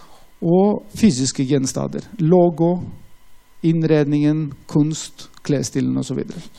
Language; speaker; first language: Norwegian; non-native, fluent; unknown